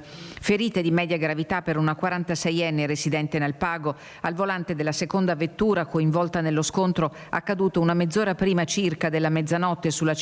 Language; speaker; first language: Italian; native; Italian